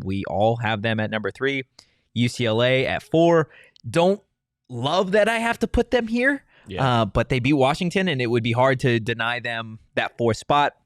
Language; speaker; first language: English; native; English